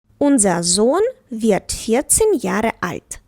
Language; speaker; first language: German; non-native, fluent; Ukrainian